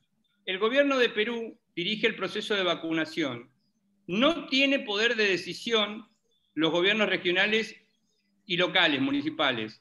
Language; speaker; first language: Spanish; native; Spanish